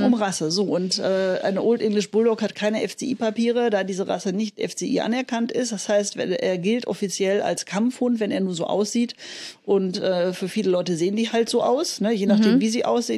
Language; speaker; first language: German; native; German